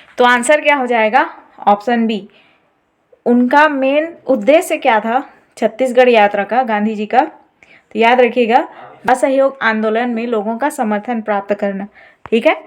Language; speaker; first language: Hindi; native; Hindi